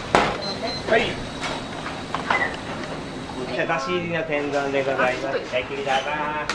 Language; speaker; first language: Japanese; native; Japanese